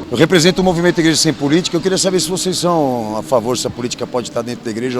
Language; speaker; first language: Portuguese; native; Portuguese